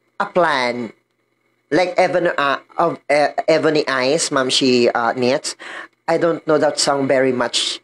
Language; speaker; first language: English; non-native, learner; Filipino